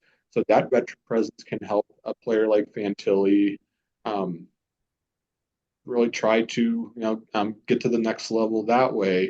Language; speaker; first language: English; native; English